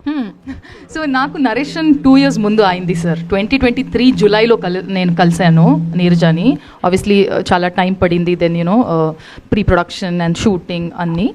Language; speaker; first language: Telugu; non-native, fluent; Kannada